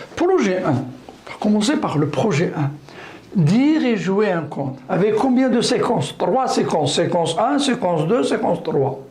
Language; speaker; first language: French; non-native, local second language; Arabic